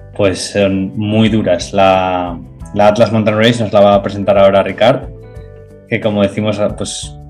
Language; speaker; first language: Spanish; native; Spanish